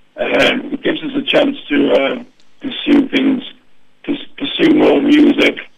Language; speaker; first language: English; native; English